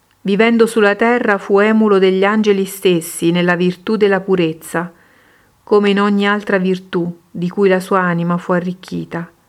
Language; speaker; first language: Italian; native; Italian